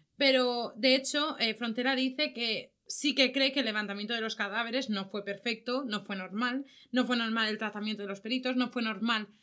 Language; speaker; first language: Spanish; native; Spanish